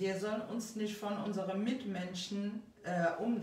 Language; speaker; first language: German; non-native, fluent; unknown